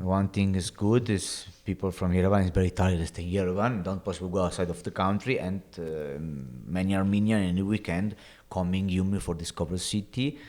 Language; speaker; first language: English; non-native, learner; Italian